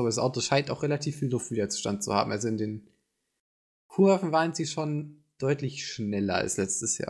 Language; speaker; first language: German; native; German